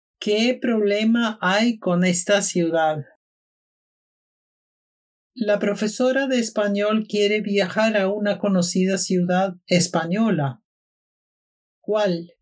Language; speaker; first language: Spanish; non-native, fluent; Norwegian